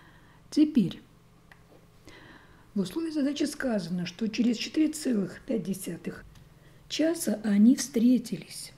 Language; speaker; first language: Russian; native; Russian